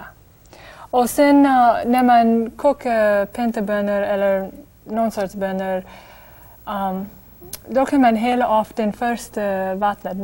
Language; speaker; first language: Swedish; non-native, fluent; English